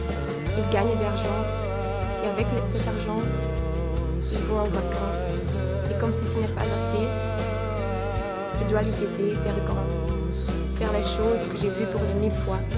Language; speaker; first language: French; non-native, learner; Dutch